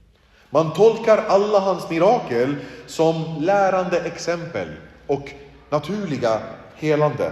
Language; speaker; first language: Swedish; early bilingual, other home language; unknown